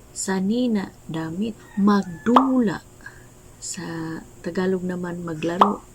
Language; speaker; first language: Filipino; non-native, local second language; Cebuano